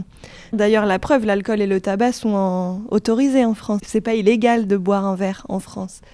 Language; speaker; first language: French; native; French